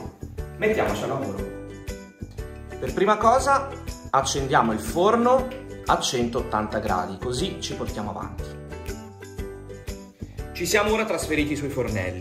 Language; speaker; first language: Italian; native; Italian